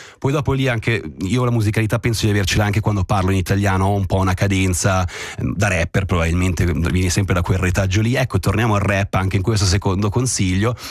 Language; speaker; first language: Italian; native; Italian